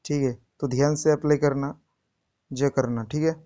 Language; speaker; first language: Hindi; non-native, local second language; Bangla